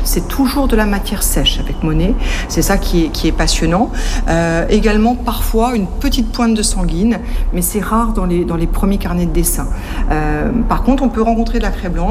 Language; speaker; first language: French; native; French